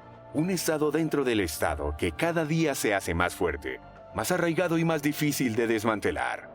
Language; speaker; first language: Spanish; native; Spanish